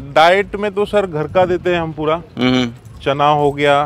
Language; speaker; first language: Hindi; non-native, local second language; Marathi